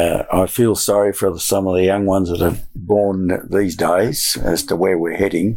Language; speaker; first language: English; native; English